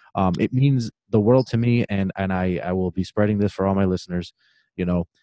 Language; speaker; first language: English; native; English